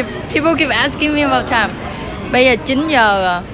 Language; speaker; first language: English; non-native, fluent; Vietnamese